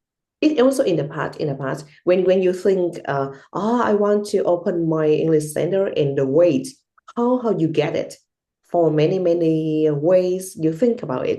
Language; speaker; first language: English; non-native, learner; Vietnamese